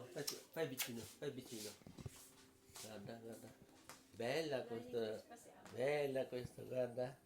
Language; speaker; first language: Italian; non-native, learner; Filipino